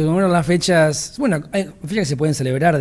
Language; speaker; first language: Spanish; native; Spanish